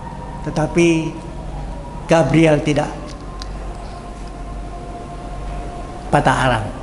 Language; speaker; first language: Indonesian; native; Indonesian